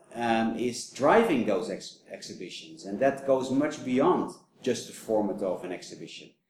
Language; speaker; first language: English; non-native, fluent; Dutch